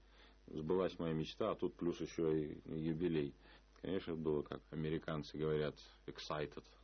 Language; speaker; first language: Russian; native; Russian